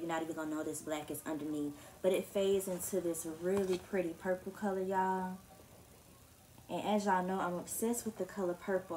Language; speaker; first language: English; native; English